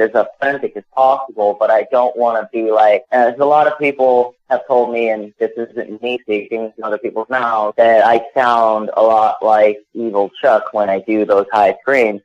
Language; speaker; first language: English; native; English